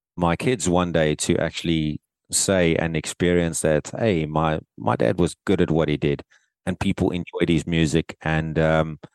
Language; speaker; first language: English; native; English